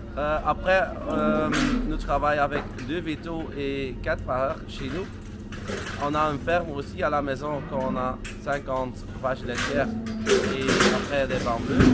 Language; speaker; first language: French; non-native, local second language; Dutch